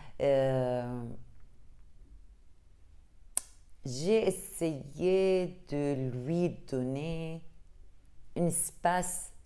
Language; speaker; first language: French; non-native, learner; Arabic